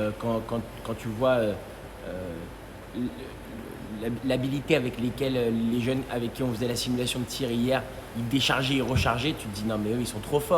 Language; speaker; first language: French; native; French